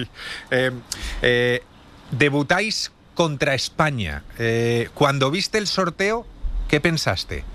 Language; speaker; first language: Spanish; native; Spanish